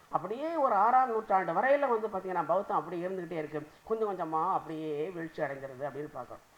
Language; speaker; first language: Tamil; native; Tamil